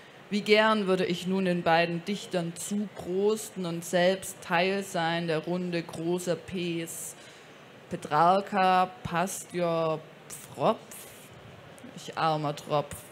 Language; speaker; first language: German; native; German